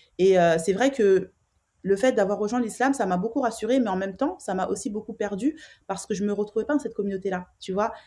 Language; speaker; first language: French; native; French